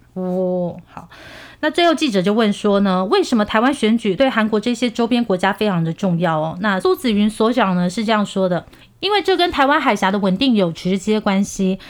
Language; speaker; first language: Chinese; non-native, fluent; Korean